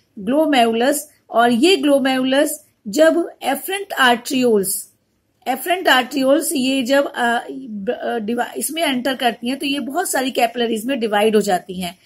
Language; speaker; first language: Hindi; native; Hindi